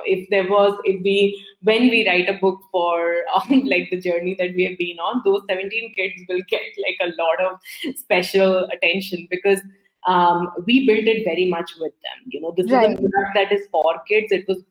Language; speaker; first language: English; non-native, local second language; Hindi